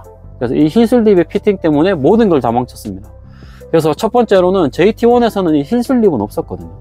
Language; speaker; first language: Korean; native; Korean